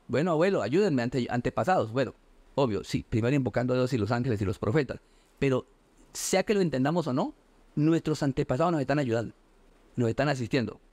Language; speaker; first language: Spanish; native; Spanish